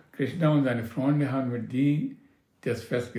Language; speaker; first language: German; non-native, learner; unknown